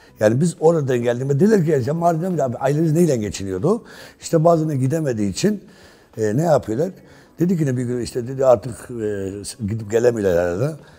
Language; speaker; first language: Turkish; non-native, local second language; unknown